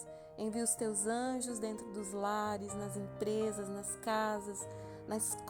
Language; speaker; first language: Portuguese; native; Portuguese